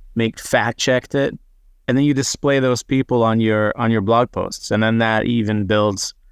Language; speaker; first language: English; non-native, fluent; Hebrew